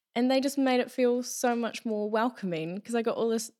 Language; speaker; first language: English; native; English